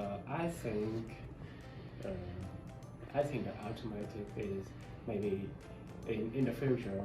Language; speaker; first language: English; non-native, learner; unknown